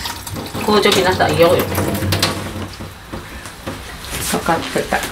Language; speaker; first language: Japanese; native; Japanese